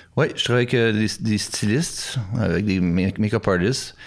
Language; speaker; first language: French; native; French